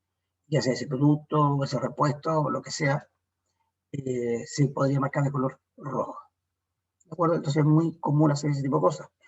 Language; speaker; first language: Spanish; native; Spanish